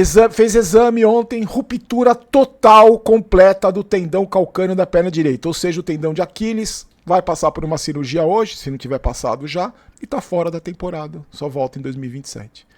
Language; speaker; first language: Portuguese; native; Portuguese